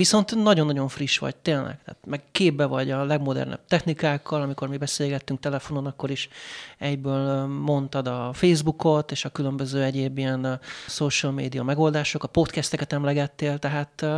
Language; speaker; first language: Hungarian; native; Hungarian